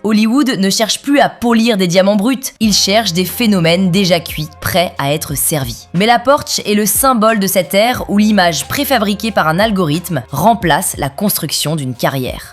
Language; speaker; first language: French; native; French